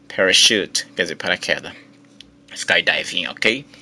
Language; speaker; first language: Portuguese; native; Portuguese